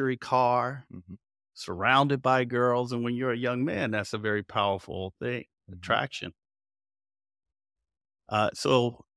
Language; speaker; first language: English; native; English